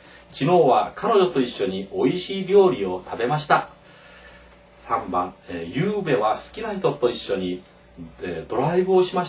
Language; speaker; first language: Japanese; non-native, fluent; Korean